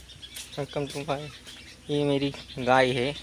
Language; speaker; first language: Hindi; non-native, local second language; Gujarati